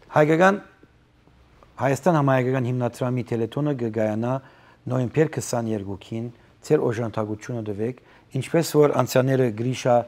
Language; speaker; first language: Armenian; early bilingual, heritage; Armenian